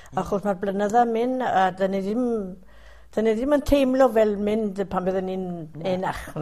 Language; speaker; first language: Welsh; early bilingual, heritage; Welsh